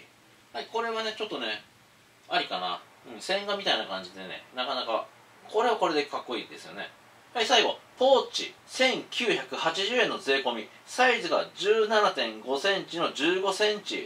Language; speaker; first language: Japanese; native; Japanese